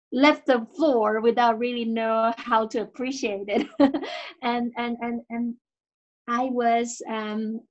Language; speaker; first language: English; non-native, fluent; Chinese